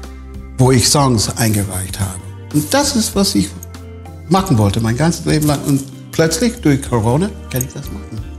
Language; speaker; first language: German; non-native, fluent; English